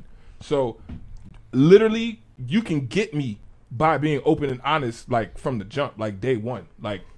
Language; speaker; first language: English; native; English